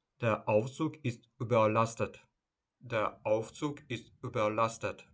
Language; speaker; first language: German; non-native, fluent; Ukrainian